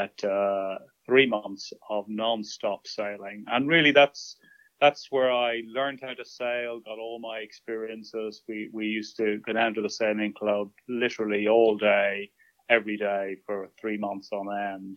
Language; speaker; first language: English; native; English